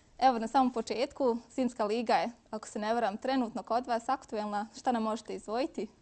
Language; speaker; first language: Croatian; native; Croatian